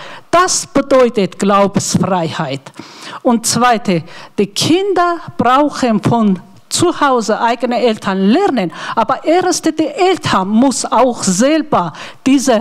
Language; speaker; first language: German; non-native, learner; Armenian